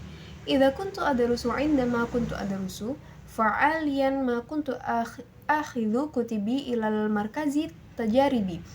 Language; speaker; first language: Arabic; non-native, learner; Indonesian